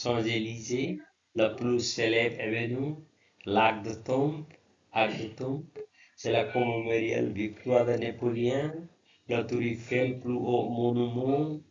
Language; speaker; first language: French; non-native, learner; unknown